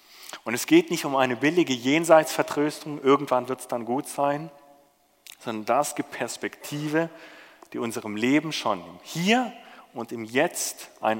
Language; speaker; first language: German; native; German